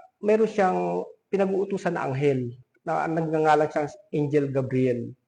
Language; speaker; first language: Filipino; non-native, local second language; Pampanga